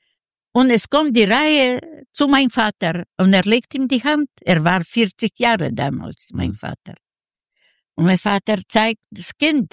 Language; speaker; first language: German; non-native, learner; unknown